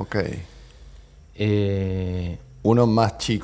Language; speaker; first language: Spanish; native; Spanish